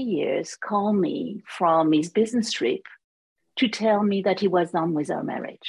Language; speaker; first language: English; non-native, fluent; French